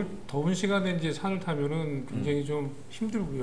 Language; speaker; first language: Korean; native; Korean